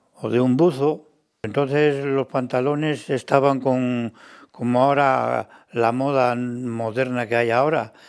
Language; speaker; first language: Spanish; native; Spanish